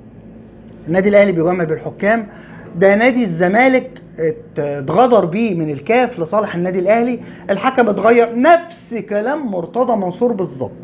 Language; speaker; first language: Arabic; native; Arabic